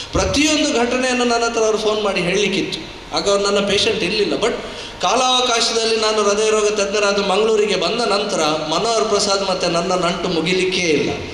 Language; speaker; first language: Kannada; non-native, local second language; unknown